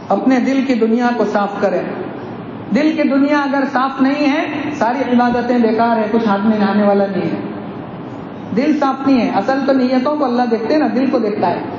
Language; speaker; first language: Urdu; non-native, local second language; Gujarati